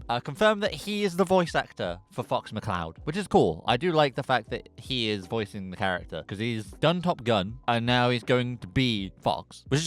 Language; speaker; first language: English; native; English